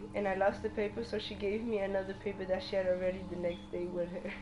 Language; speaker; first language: English; early bilingual, other home language; Spanish